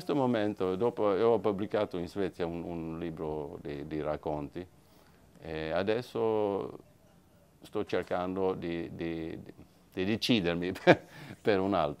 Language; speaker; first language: Italian; non-native, fluent; Swedish